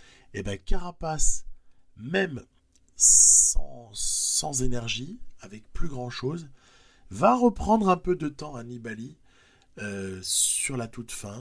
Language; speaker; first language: French; native; French